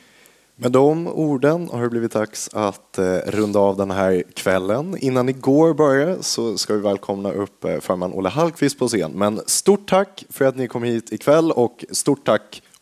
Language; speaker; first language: Swedish; native; Swedish